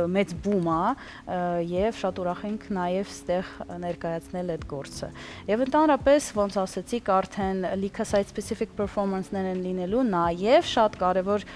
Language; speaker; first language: Armenian; early bilingual, heritage; Armenian